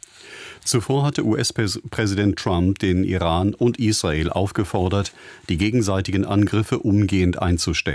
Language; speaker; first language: German; native; German